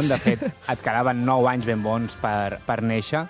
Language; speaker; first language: Catalan; native; Catalan